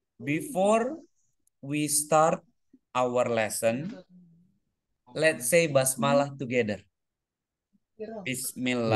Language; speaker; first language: English; non-native, fluent; Indonesian